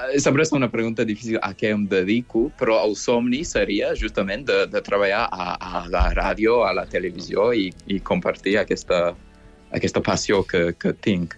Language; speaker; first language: Catalan; non-native, fluent; English